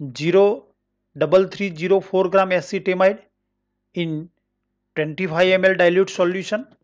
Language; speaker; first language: Hindi; non-native, local second language; Marathi